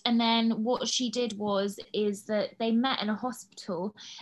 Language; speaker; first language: English; native; English